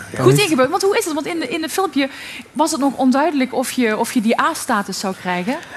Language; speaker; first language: Dutch; native; Dutch